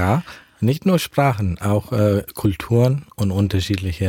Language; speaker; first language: German; early bilingual, heritage; German